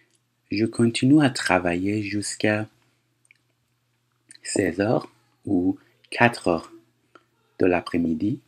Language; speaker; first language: French; non-native, fluent; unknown